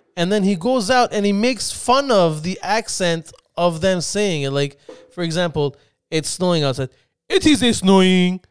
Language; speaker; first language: English; early bilingual, other home language; Spanish